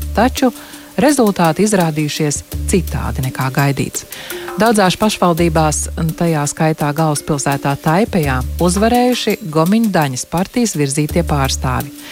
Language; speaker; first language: Latvian; native; Latvian